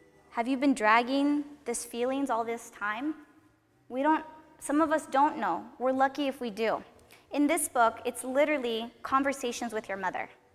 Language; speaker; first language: English; early bilingual, other home language; Spanish